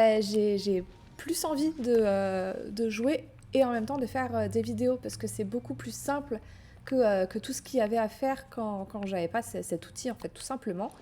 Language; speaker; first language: French; native; French